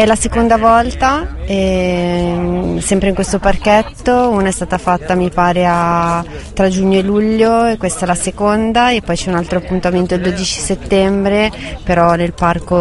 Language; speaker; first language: Italian; native; Italian